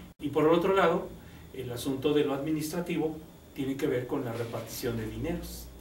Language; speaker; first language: Spanish; native; Spanish